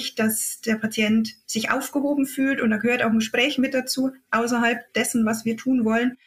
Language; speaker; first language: German; native; German